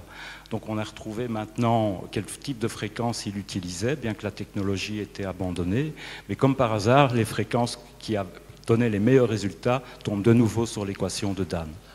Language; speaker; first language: French; native; French